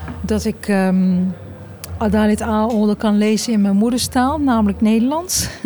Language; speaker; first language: Dutch; early bilingual, other home language; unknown